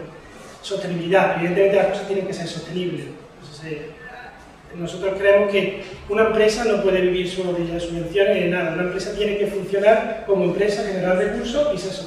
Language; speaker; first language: Spanish; native; Spanish